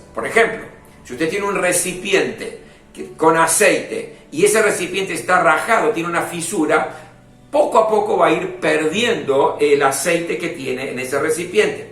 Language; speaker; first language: Spanish; native; Spanish